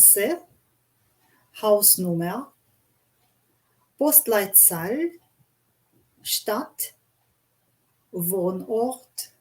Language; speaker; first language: German; non-native, learner; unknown